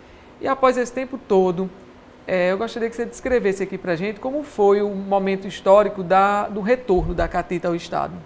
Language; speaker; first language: Portuguese; native; Portuguese